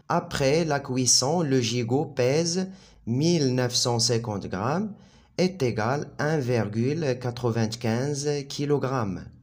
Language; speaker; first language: French; non-native, local second language; Arabic